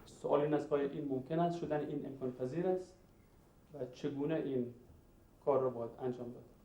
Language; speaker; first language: Persian; native; Persian